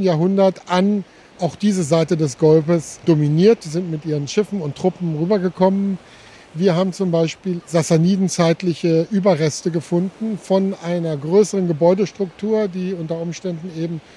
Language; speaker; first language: German; native; German